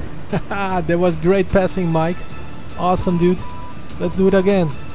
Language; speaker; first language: English; non-native, fluent; Turkish